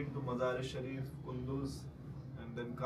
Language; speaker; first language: English; non-native, local second language; Hindi